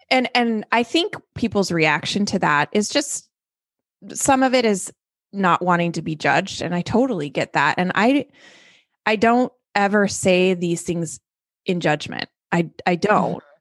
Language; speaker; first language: English; native; English